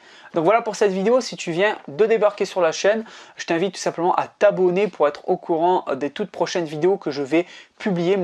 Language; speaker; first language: French; native; French